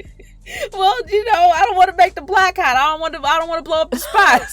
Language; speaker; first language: English; native; English